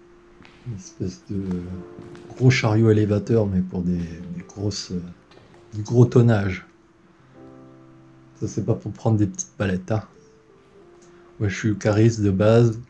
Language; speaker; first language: French; native; French